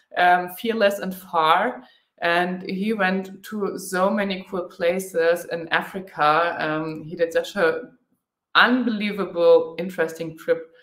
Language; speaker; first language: English; non-native, fluent; German